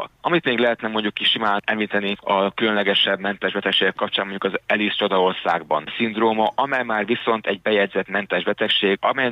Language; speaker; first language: Hungarian; native; Hungarian